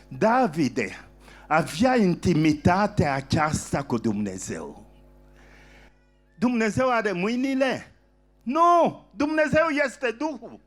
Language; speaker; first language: Romanian; non-native, fluent; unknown